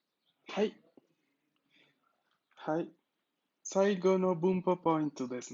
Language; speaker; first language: Japanese; non-native, fluent; Spanish